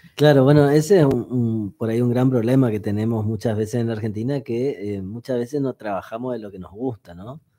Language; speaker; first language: Spanish; native; Spanish